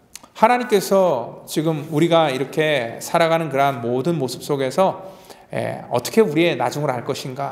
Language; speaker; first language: Korean; native; Korean